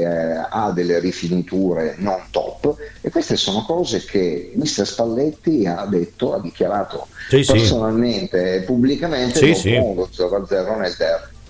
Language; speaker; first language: Italian; native; Italian